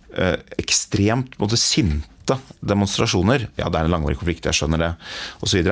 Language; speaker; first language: Norwegian; native; Norwegian